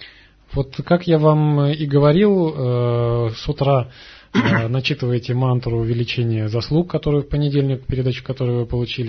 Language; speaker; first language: Russian; native; Russian